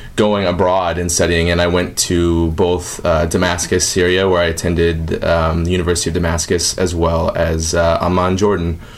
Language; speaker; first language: English; native; English